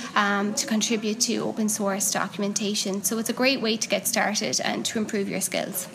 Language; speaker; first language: English; native; English